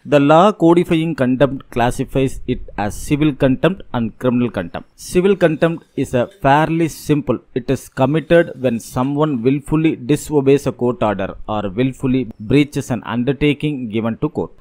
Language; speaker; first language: English; non-native, local second language; Tamil